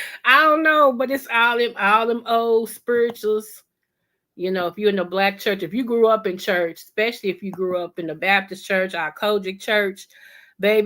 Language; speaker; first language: English; native; English